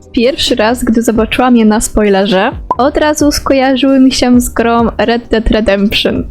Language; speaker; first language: Polish; native; Polish